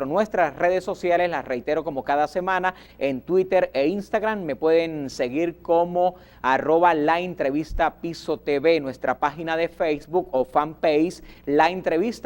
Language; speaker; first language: Spanish; native; Spanish